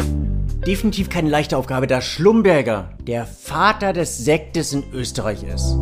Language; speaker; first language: German; native; German